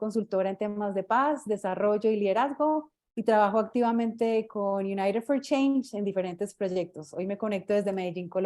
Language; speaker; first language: Spanish; native; Spanish